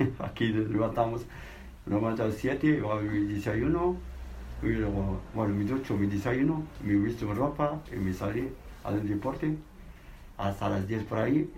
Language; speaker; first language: Spanish; non-native, learner; Arabic